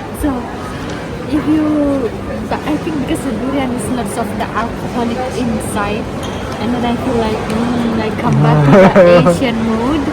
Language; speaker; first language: English; non-native, fluent; Indonesian